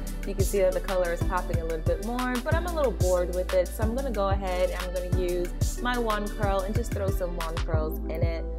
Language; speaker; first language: English; native; English